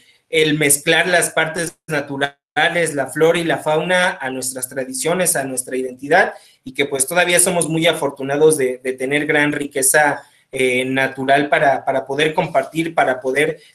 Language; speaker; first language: Spanish; native; Spanish